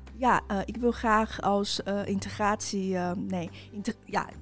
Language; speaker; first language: Dutch; non-native, fluent; Chinese